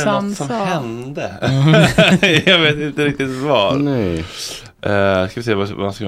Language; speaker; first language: Swedish; native; Swedish